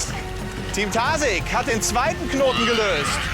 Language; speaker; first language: German; native; German